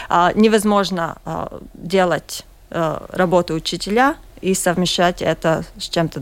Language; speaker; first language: Russian; non-native, local second language; Latvian